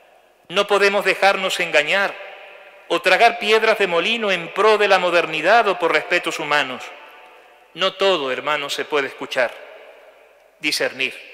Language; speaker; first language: Spanish; native; Spanish